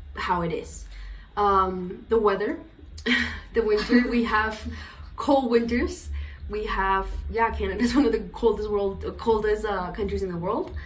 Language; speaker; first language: English; non-native, fluent; Spanish